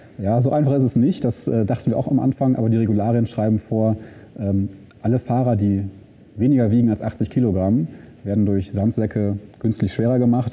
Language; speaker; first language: German; native; German